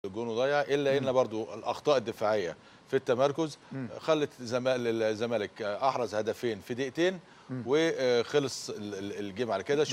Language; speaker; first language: Arabic; native; Arabic